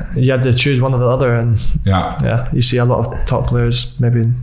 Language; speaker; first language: English; native; English